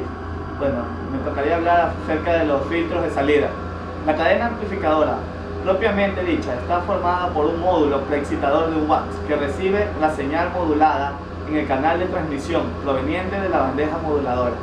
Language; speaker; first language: Spanish; native; Spanish